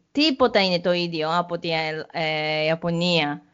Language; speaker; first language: Greek; non-native, learner; Japanese